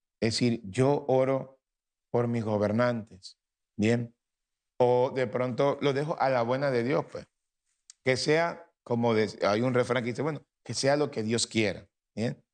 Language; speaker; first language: Spanish; native; Spanish